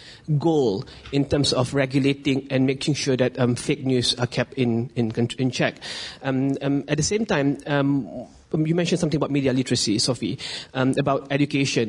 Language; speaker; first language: English; non-native, local second language; Malay